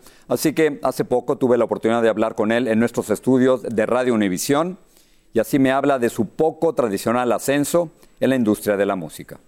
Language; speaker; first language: Spanish; native; Spanish